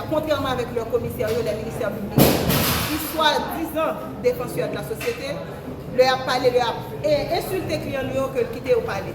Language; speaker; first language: French; non-native, local second language; Haitian Creole